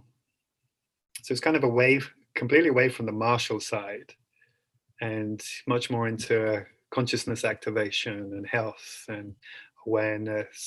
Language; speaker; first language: English; native; English